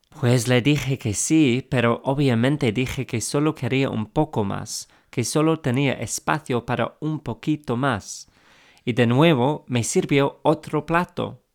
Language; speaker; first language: Spanish; non-native, fluent; English